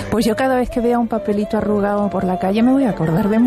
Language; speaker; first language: Spanish; native; Spanish